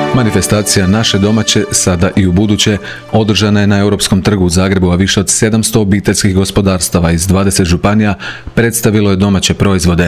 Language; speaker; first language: Croatian; native; Croatian